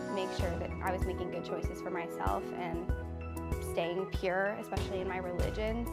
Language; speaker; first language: English; native; English